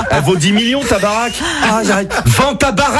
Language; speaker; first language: French; native; French